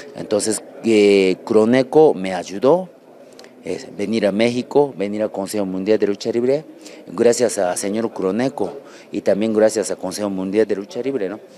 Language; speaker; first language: Spanish; non-native, learner; Japanese